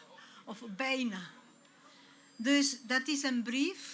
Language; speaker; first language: Dutch; non-native, fluent; Spanish